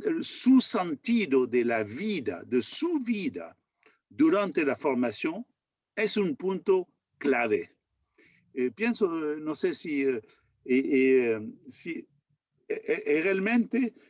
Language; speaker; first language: Spanish; non-native, learner; French